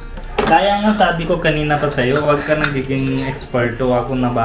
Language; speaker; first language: Filipino; non-native, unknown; Hindi